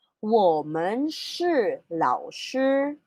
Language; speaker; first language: Chinese; non-native, fluent; Filipino